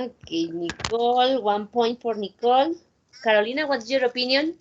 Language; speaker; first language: English; non-native, fluent; Spanish